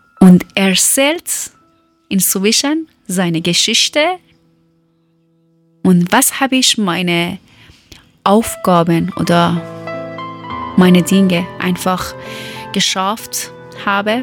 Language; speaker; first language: German; non-native, learner; Persian